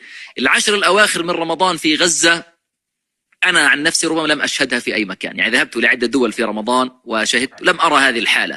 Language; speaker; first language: Arabic; native; Arabic